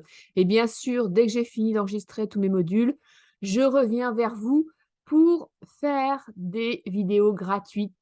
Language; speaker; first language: French; native; French